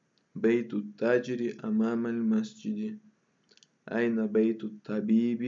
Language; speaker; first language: Arabic; non-native, fluent; Russian